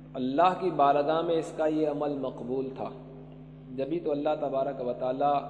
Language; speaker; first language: Urdu; native; Urdu